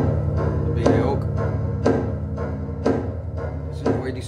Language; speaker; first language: Dutch; native; Dutch